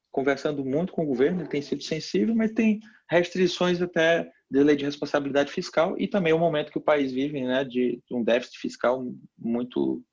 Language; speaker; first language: Portuguese; native; Portuguese